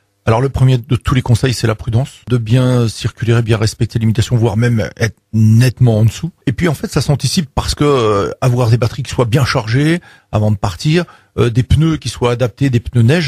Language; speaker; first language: French; native; French